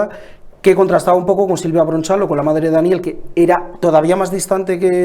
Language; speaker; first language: Spanish; native; Spanish